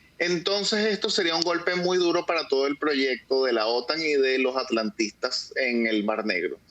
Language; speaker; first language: Spanish; native; Spanish